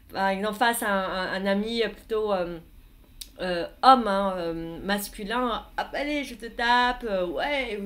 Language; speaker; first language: French; non-native, fluent; Vietnamese